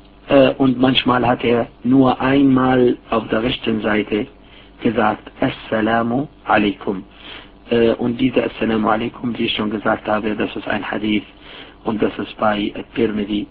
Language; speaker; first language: German; non-native, fluent; Arabic